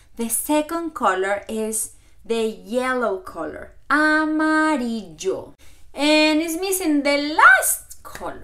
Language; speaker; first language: English; non-native, fluent; Spanish